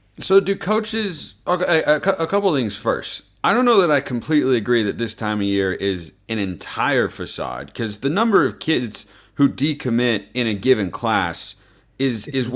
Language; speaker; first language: English; native; English